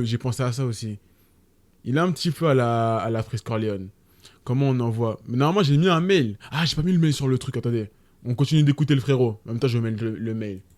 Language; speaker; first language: French; native; French